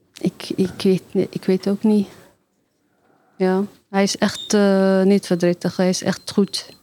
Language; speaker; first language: Dutch; non-native, learner; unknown